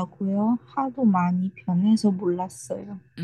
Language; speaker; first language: Korean; non-native, learner; Chinese